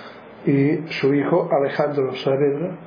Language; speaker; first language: Spanish; native; Spanish